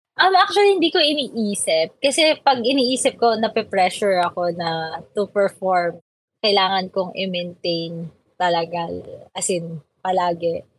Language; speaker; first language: Filipino; native; Filipino